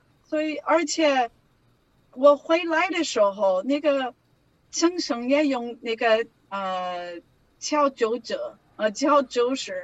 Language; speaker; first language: Chinese; non-native, learner; English